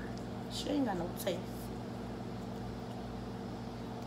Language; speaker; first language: English; native; English